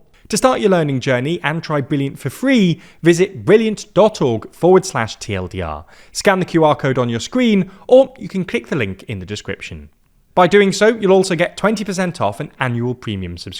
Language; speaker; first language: English; native; English